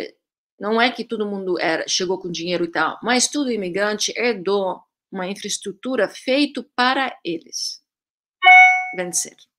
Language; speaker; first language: Portuguese; early bilingual, heritage; Portuguese